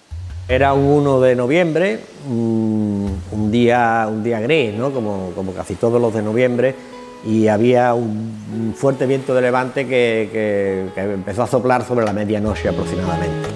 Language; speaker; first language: Spanish; native; Spanish